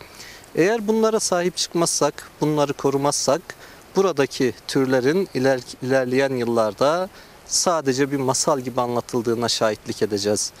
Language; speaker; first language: Turkish; native; Turkish